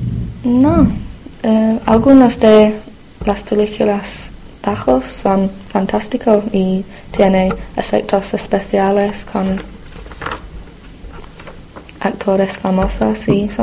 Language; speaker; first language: Spanish; non-native, learner; English